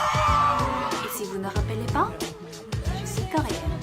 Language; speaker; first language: French; non-native, fluent; Korean